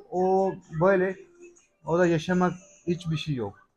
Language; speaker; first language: Turkish; non-native, learner; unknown